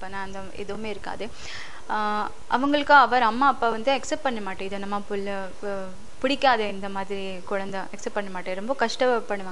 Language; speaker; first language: Tamil; non-native, fluent; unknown